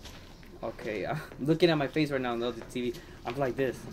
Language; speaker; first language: English; native; English